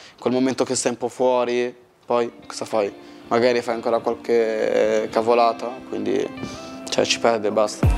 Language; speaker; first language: Italian; early bilingual, other home language; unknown